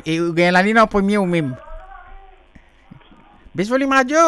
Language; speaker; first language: French; non-native, local second language; Morisyen